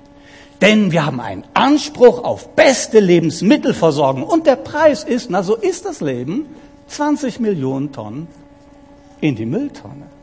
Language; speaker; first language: German; native; German